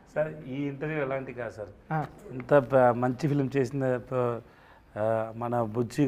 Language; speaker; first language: Telugu; non-native, learner; Tamil